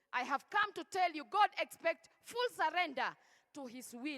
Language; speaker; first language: English; non-native, local second language; Swahili